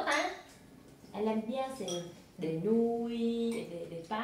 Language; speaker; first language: French; non-native, learner; Vietnamese